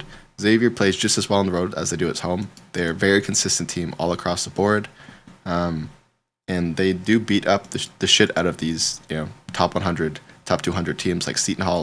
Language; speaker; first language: English; native; English